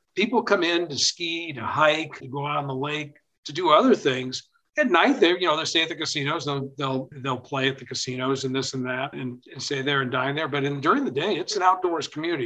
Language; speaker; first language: English; native; English